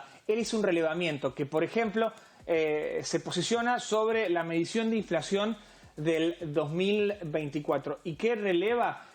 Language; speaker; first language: Spanish; native; Spanish